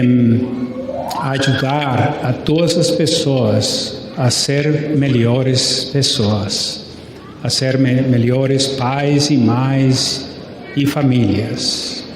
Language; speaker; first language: Portuguese; non-native, learner; Spanish